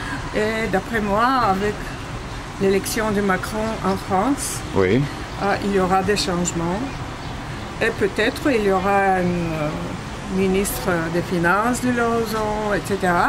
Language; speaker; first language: French; non-native, fluent; Bulgarian